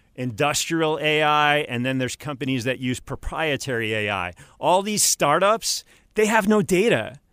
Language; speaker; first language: English; native; English